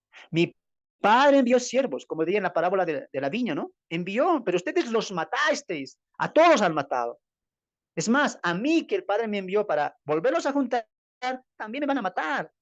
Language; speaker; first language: Spanish; native; Spanish